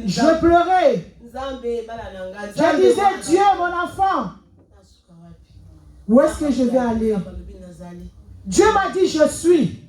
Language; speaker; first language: French; non-native, local second language; Lingala